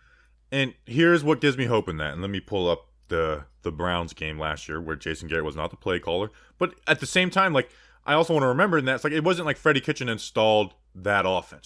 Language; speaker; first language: English; native; English